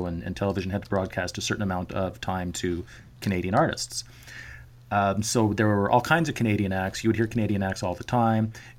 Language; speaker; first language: English; native; English